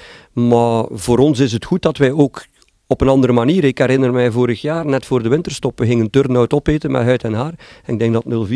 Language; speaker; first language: Dutch; native; Dutch